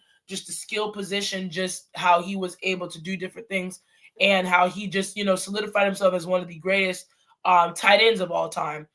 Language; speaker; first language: English; native; English